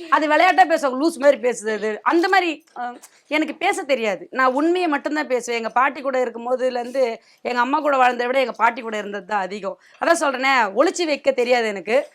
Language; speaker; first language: Tamil; native; Tamil